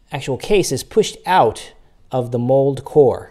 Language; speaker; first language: English; native; English